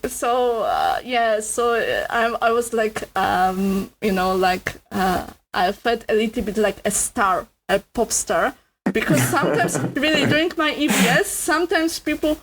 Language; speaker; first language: English; non-native, learner; Polish